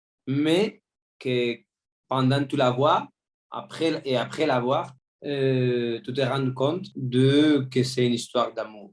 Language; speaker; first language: French; non-native, fluent; Spanish